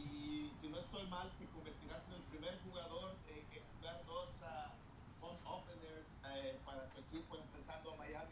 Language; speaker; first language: Spanish; native; Spanish